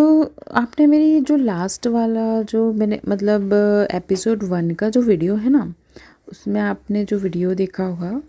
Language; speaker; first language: Hindi; native; Hindi